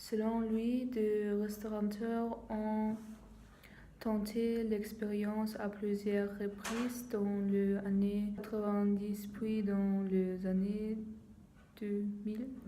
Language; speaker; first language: French; non-native, learner; German